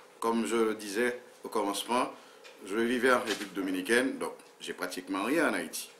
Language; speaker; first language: French; non-native, local second language; Haitian Creole